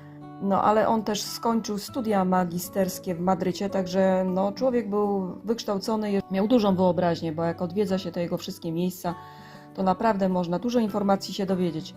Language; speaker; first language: Polish; native; Polish